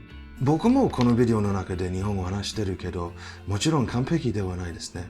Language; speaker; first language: Japanese; non-native, fluent; English